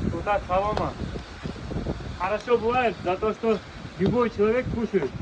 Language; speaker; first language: Russian; non-native, local second language; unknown